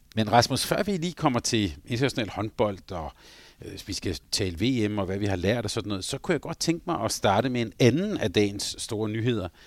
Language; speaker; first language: Danish; native; Danish